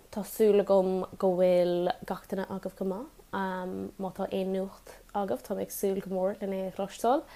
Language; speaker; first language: Irish; non-native, local second language; English